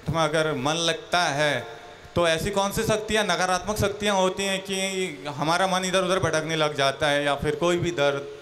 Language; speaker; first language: Hindi; native; Hindi